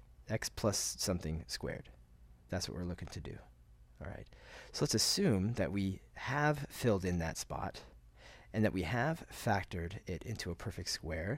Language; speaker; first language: English; native; English